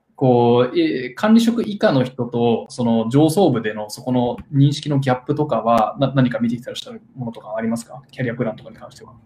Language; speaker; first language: Japanese; native; Japanese